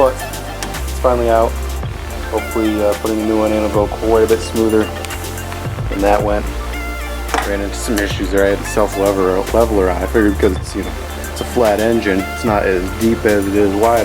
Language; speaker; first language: English; native; English